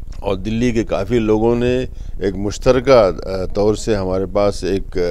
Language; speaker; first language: Urdu; native; Urdu